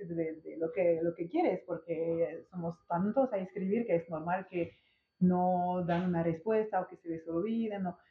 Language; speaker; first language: Spanish; non-native, fluent; French